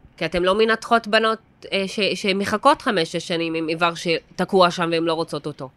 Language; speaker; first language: Hebrew; non-native, local second language; Arabic